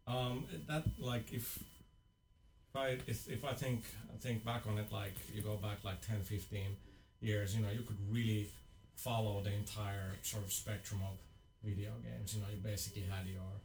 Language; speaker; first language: English; non-native, fluent; Finnish